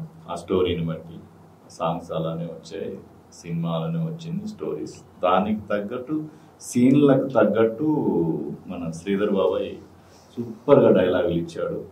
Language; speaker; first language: Telugu; native; Telugu